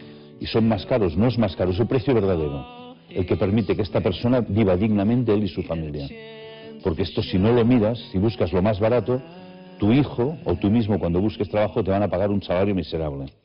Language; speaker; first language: Spanish; native; Spanish